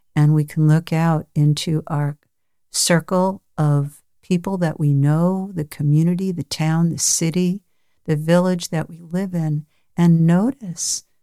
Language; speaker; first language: English; native; English